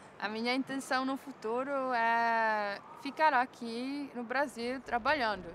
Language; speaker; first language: Portuguese; non-native, fluent; Czech